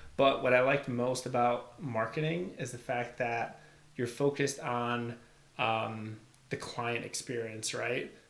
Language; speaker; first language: English; early bilingual, other home language; Albanian